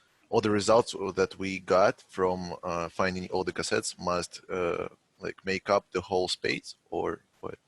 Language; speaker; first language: English; non-native, fluent; Russian